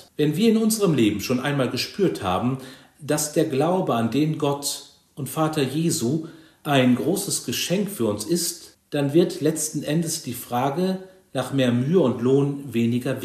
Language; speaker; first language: German; native; German